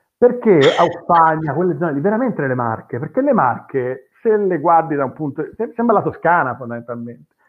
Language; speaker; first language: Italian; native; Italian